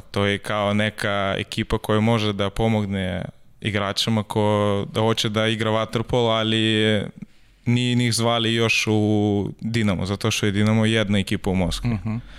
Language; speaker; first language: Serbian; non-native, learner; Russian